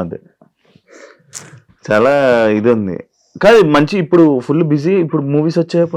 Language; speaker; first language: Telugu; non-native, learner; Hindi